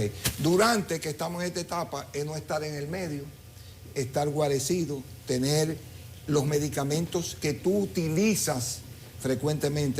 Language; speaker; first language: Spanish; native; Spanish